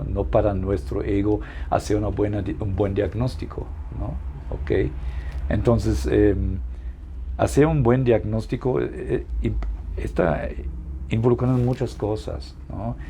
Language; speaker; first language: Spanish; non-native, fluent; German